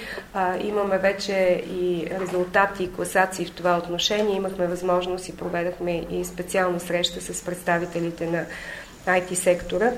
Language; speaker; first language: Bulgarian; native; Bulgarian